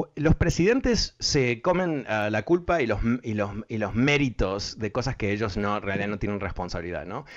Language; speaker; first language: Spanish; early bilingual, heritage; Spanish